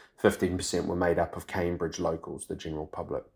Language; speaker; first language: English; native; English